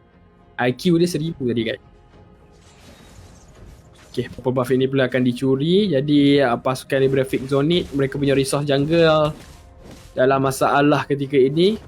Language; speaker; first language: Malay; native; Malay